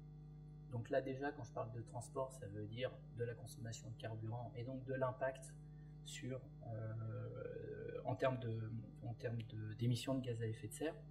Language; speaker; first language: French; native; French